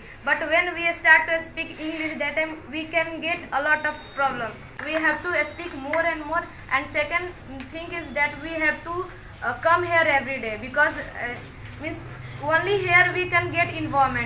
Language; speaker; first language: English; non-native, local second language; Hindi